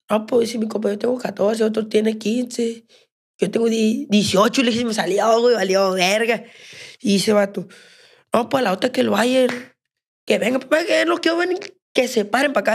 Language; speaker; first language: Spanish; native; Spanish